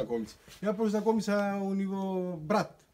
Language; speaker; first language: Russian; non-native, learner; Greek